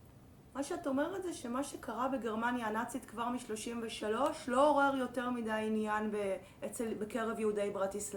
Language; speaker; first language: Hebrew; native; Hebrew